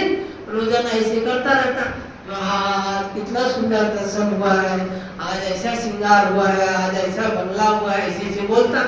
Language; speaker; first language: Hindi; native; Hindi